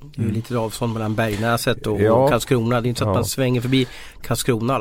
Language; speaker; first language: Swedish; native; Swedish